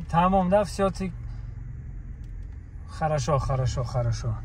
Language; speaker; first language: Russian; non-native, learner; Tajik